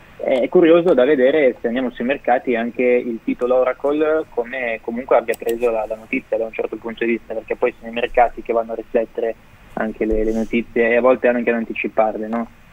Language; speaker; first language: Italian; native; Italian